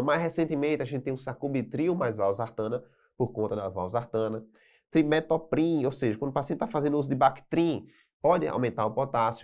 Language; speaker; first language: Portuguese; native; Portuguese